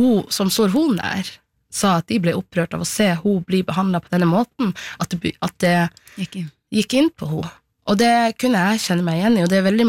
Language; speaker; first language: Norwegian; non-native, local second language; Somali